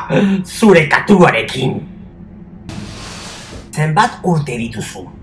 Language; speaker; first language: Basque; non-native, learner; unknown